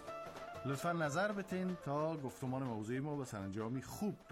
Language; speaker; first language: Persian; native; Persian